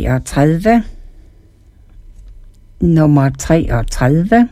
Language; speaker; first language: Danish; native; Danish